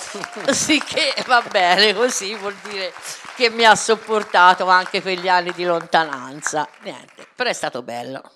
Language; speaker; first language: Italian; native; Italian